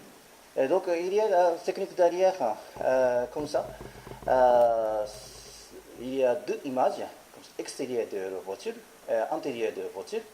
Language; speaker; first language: French; non-native, learner; Japanese